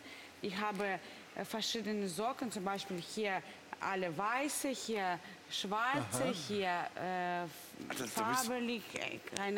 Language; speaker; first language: German; non-native, learner; Russian